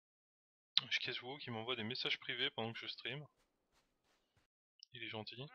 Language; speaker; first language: French; native; French